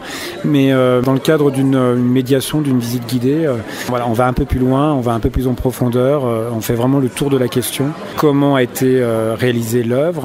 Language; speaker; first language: French; native; French